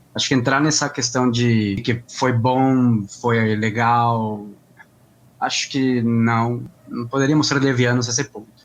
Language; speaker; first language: Portuguese; non-native, fluent; Spanish